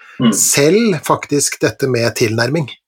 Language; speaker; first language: Norwegian; native; Norwegian